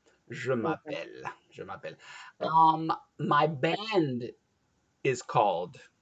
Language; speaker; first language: French; non-native, learner; English